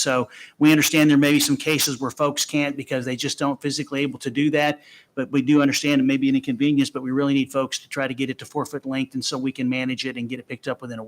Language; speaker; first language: English; native; English